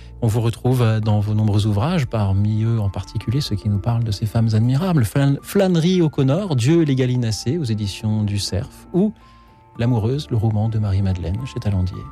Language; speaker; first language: French; native; French